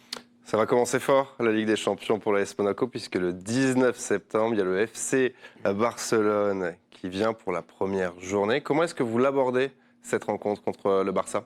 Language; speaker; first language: French; native; French